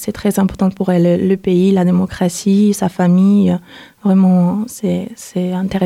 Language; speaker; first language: French; non-native, fluent; Spanish